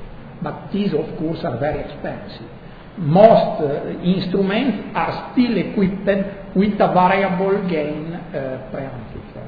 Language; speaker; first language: English; non-native, fluent; Italian